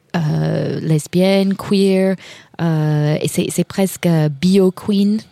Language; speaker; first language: French; non-native, fluent; English